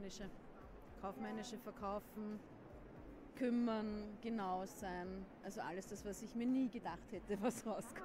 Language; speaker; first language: German; native; German